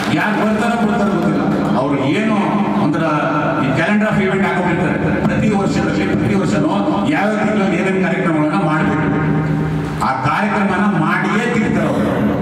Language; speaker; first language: Kannada; native; Kannada